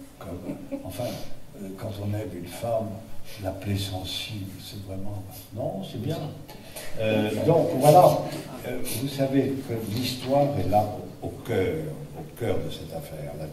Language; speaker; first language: French; native; French